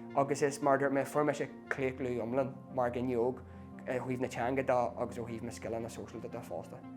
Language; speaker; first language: Irish; non-native, local second language; English